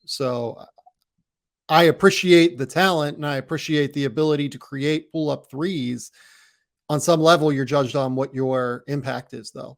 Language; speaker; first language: English; native; English